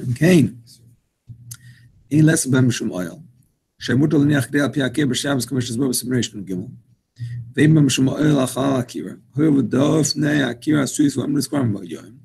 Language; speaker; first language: Hebrew; non-native, fluent; English